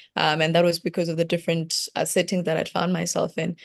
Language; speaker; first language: English; non-native, local second language; Venda